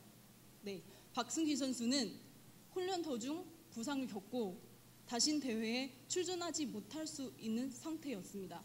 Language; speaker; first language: Korean; non-native, fluent; Chinese